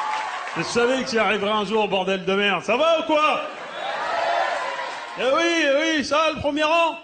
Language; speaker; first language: French; early bilingual, other home language; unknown